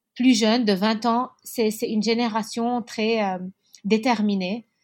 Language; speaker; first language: French; non-native, local second language; Arabic